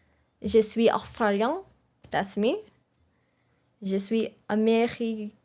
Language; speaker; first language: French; non-native, learner; English